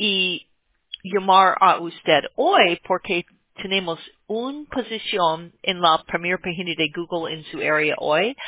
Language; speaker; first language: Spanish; non-native, learner; English